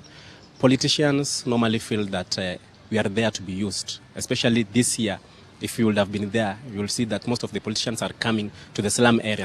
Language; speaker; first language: English; non-native, local second language; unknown